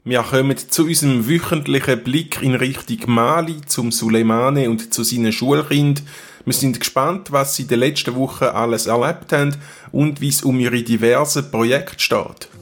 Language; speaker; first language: German; native; German